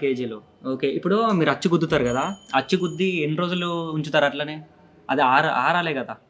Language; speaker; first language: Telugu; native; Telugu